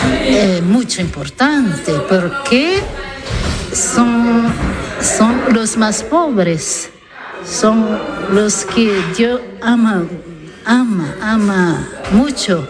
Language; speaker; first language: Spanish; non-native, learner; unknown